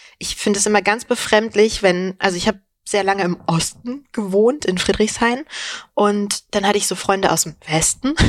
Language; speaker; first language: German; early bilingual, other home language; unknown